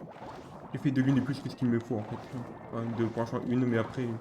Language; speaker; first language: French; native; French